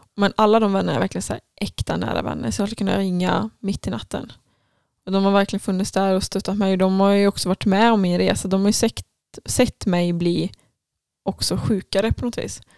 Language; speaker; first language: Swedish; native; Swedish